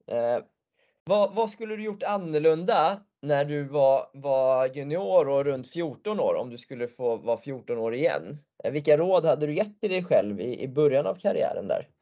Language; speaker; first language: Swedish; native; Swedish